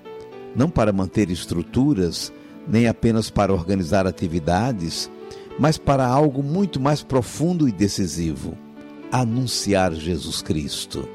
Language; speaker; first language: Portuguese; native; Portuguese